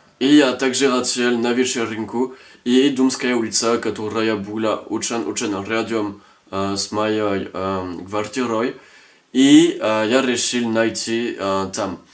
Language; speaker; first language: Russian; non-native, learner; French